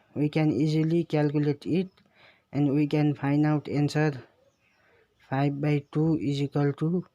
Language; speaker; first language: English; non-native, local second language; Nepali